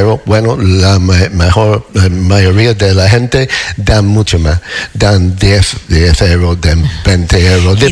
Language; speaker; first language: Spanish; non-native, learner; English